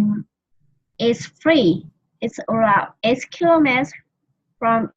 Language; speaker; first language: English; non-native, learner; Vietnamese